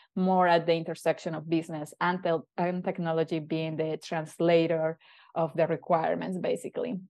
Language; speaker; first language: English; non-native, fluent; Spanish